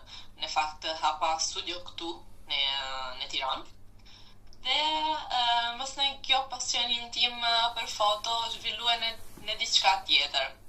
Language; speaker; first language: Albanian; non-native, fluent; Italian